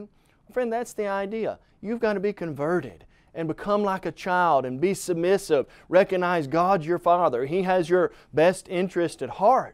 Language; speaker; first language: English; native; English